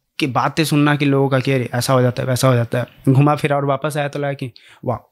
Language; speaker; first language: Hindi; native; Hindi